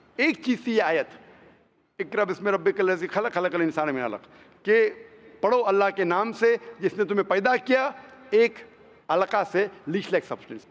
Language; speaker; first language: Hindi; non-native, local second language; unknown